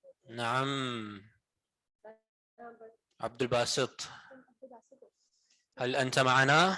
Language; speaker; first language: Arabic; non-native, fluent; Urdu